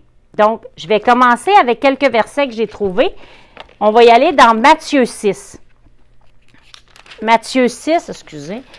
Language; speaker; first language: French; native; French